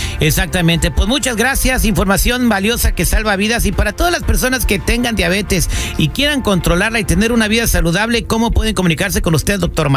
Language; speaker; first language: Spanish; native; Spanish